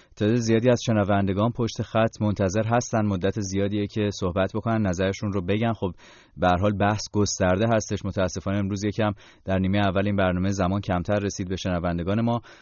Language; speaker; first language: Persian; native; Persian